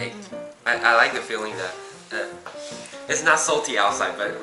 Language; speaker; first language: English; non-native, fluent; Chinese